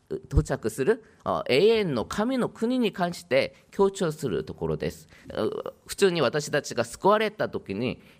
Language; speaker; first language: Japanese; non-native, fluent; Korean